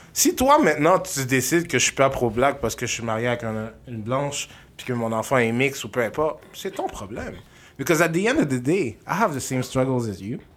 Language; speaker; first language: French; native; French